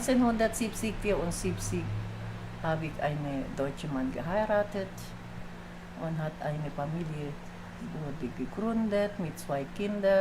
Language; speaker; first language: German; non-native, fluent; Filipino